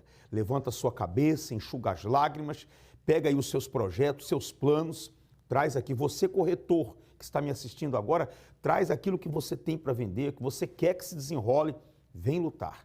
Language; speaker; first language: Portuguese; native; Portuguese